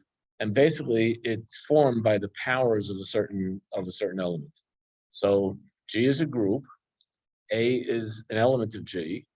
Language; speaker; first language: English; native; English